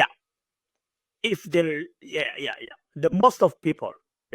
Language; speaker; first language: English; non-native, learner; French